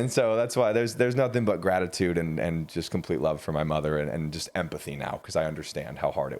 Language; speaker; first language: English; native; English